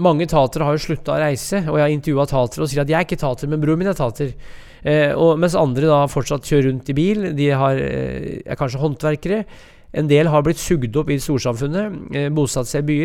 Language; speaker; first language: Norwegian; native; Norwegian